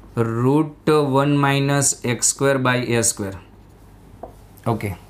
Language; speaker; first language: Hindi; non-native, local second language; Gujarati